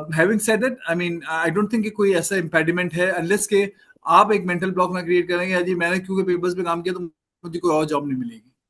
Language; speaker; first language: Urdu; native; Urdu